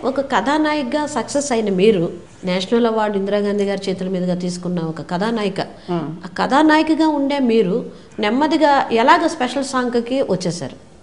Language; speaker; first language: Telugu; native; Telugu